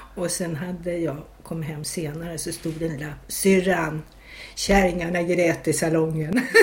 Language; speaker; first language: Swedish; native; Swedish